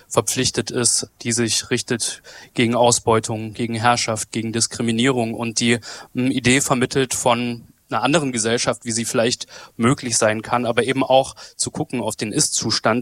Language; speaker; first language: German; native; German